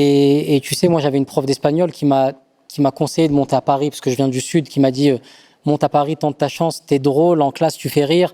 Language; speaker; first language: French; native; French